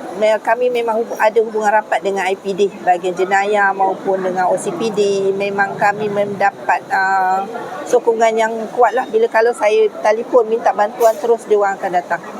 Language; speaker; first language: Malay; native; Malay